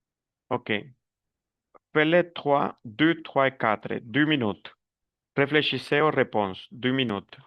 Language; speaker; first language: French; non-native, fluent; Spanish